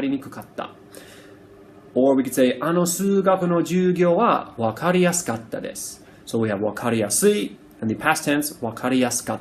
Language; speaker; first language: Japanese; non-native, fluent; English